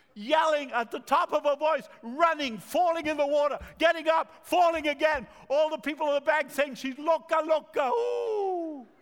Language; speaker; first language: English; non-native, fluent; Spanish